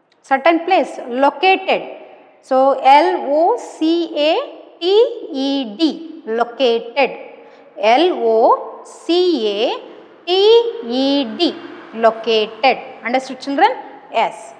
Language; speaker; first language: English; non-native, local second language; Kannada